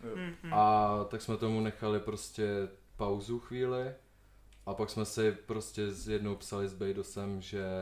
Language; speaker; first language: Czech; early bilingual, other home language; Slovak